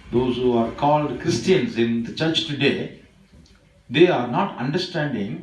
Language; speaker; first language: English; non-native, local second language; Tamil